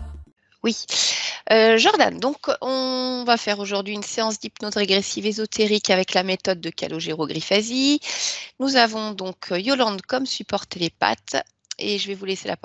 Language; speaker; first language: French; native; French